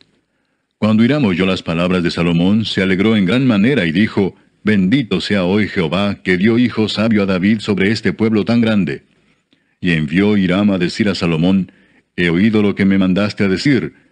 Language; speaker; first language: Spanish; native; Spanish